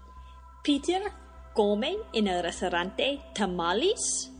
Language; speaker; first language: Spanish; non-native, fluent; English